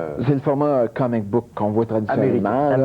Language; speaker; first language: French; native; French